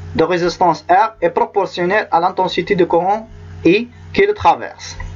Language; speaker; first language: French; non-native, local second language; Arabic